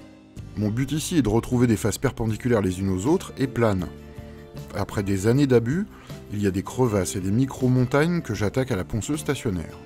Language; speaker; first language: French; native; French